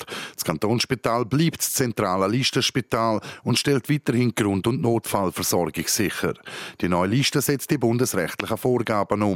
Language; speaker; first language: German; native; German